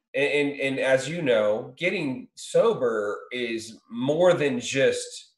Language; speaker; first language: English; native; English